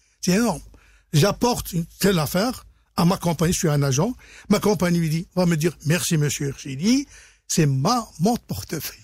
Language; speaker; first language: French; non-native, local second language; Arabic